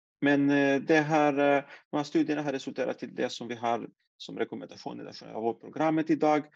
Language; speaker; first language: Swedish; non-native, fluent; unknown